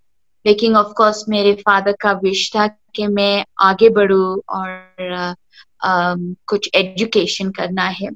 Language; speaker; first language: Hindi; early bilingual, heritage; Hindi